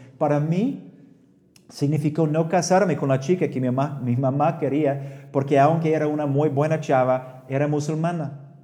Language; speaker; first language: Spanish; non-native, fluent; English